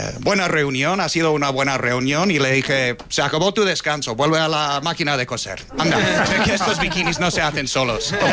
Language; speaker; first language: Spanish; non-native, fluent; English